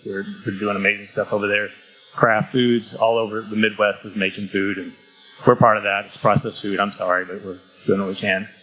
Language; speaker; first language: English; native; English